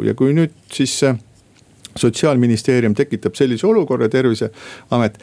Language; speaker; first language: Estonian; native; Estonian